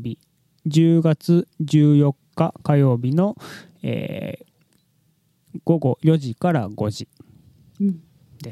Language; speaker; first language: Japanese; native; Japanese